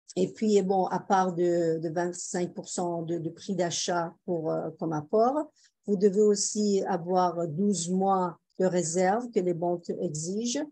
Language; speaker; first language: French; non-native, fluent; Persian